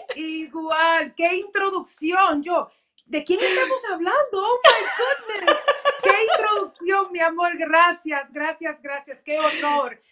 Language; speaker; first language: Spanish; early bilingual, heritage; Spanish